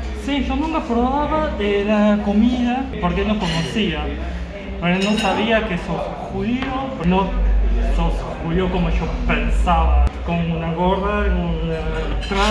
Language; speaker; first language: Spanish; non-native, learner; Chinese